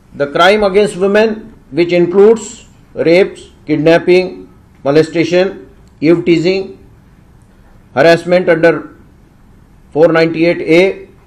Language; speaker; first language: English; non-native, local second language; Marathi